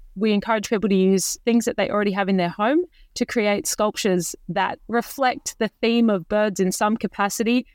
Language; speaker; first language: English; native; English